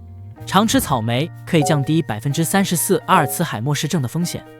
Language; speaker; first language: Chinese; native; Chinese